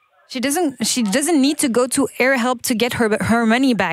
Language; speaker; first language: English; non-native, fluent; French